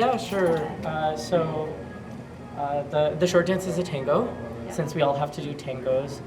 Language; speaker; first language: English; native; English